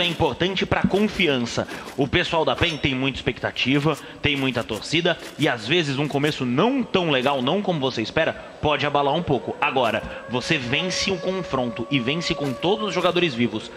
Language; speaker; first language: Portuguese; native; Portuguese